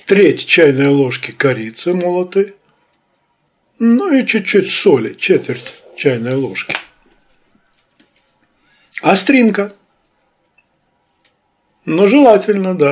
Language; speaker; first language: Russian; native; Russian